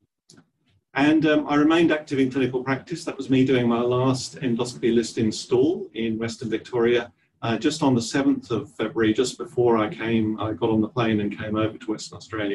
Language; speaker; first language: English; native; English